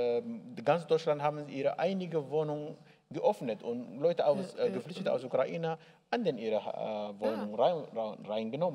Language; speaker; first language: German; non-native, learner; Arabic